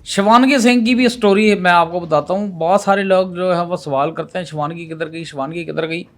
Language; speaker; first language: Urdu; non-native, local second language; Punjabi